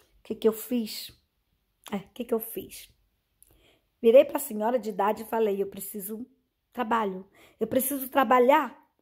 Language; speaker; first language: Portuguese; native; Portuguese